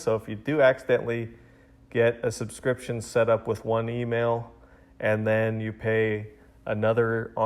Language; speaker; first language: English; native; English